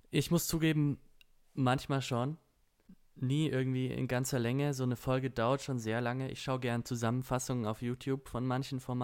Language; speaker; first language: German; native; German